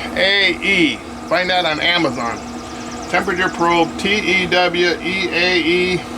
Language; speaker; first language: English; native; English